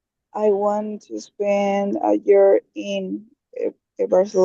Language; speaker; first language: English; non-native, learner; Spanish